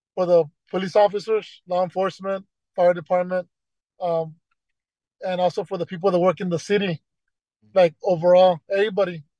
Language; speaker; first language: English; native; English